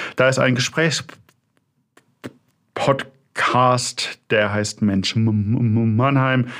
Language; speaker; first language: German; native; German